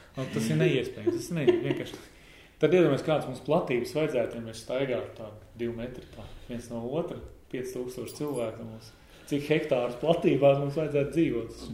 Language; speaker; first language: Latvian; native; Latvian